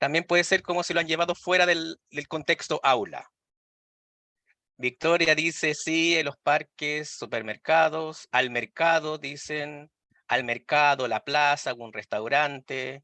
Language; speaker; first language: Spanish; native; Spanish